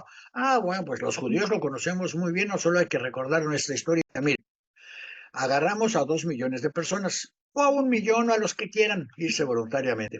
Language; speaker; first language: Spanish; native; Spanish